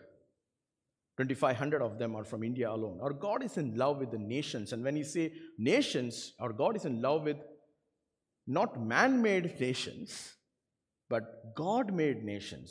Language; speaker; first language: English; non-native, local second language; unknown